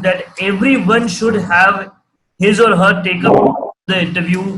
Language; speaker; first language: English; non-native, local second language; Hindi